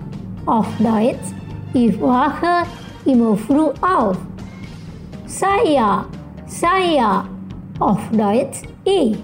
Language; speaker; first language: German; non-native, fluent; Indonesian